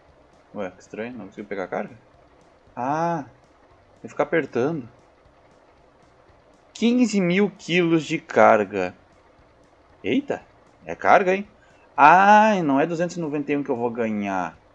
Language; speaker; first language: Portuguese; native; Portuguese